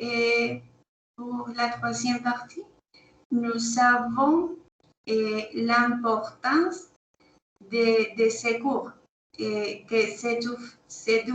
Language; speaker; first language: French; non-native, learner; Spanish